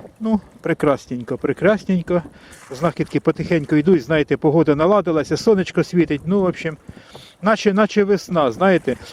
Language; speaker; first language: Ukrainian; native; Ukrainian